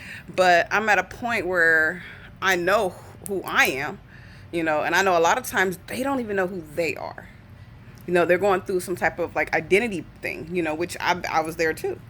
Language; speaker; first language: English; native; English